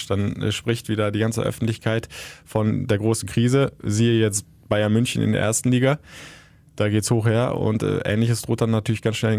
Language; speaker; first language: German; native; German